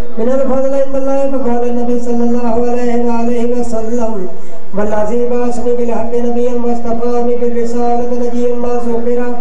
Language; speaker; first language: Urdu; non-native, local second language; Punjabi